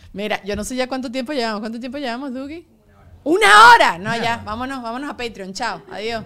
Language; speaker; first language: Spanish; native; Spanish